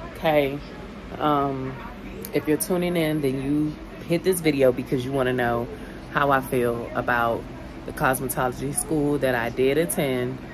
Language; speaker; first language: English; native; English